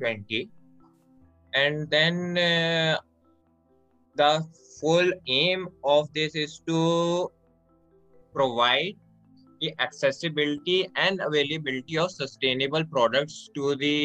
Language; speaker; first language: English; non-native, local second language; Hindi